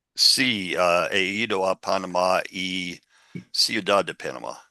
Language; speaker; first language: Spanish; non-native, learner; English